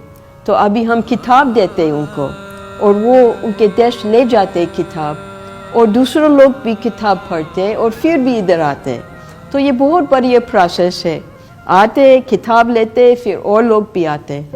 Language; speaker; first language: Hindi; non-native, fluent; English